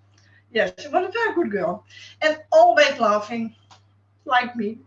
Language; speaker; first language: English; non-native, learner; Dutch